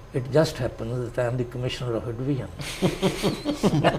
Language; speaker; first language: English; non-native, local second language; Urdu